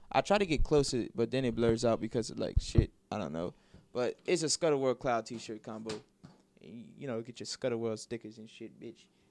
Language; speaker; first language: English; native; English